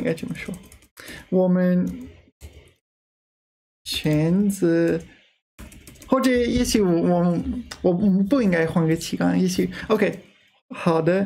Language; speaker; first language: Chinese; non-native, learner; English